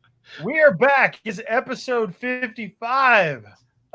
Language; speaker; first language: English; native; English